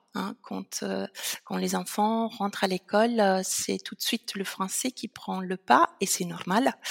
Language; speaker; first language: French; non-native, fluent; Italian